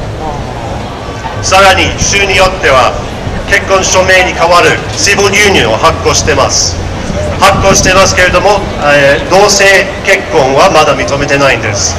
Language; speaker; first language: Japanese; non-native, fluent; English